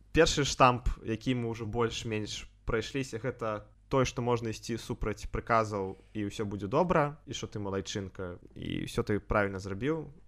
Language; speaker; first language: Belarusian; non-native, local second language; Russian